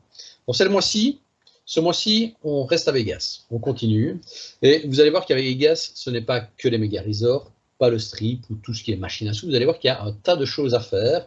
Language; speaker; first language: French; native; French